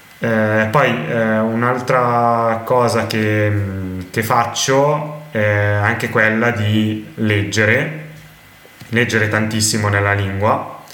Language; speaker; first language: Italian; native; Italian